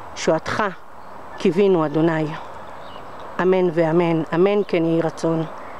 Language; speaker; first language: Hebrew; native; Hebrew